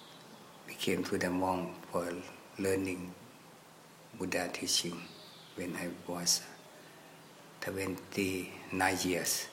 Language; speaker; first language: English; non-native, learner; Thai